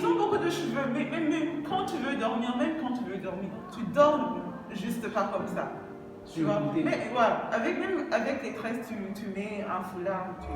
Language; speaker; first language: French; non-native, local second language; Kinyarwanda